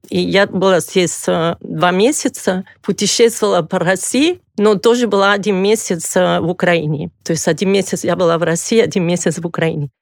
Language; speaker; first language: Russian; non-native, fluent; Catalan